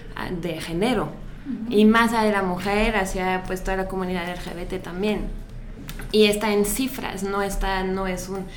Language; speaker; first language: Spanish; non-native, fluent; French